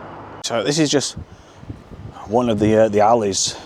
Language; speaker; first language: English; native; English